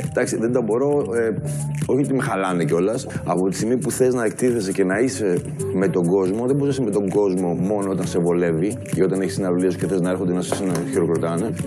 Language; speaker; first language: Greek; early bilingual, heritage; Greek